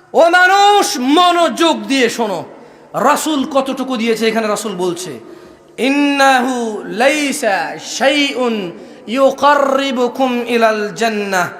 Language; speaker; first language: Bangla; early bilingual, heritage; Bangla